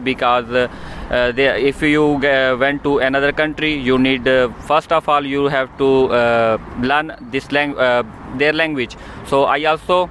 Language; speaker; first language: English; non-native, learner; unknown